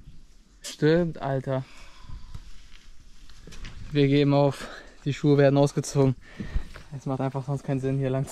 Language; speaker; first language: German; native; German